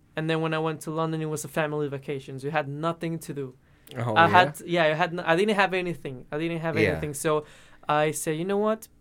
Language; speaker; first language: English; non-native, fluent; Spanish